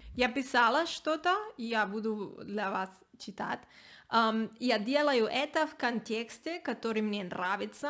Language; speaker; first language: Russian; non-native, learner; Spanish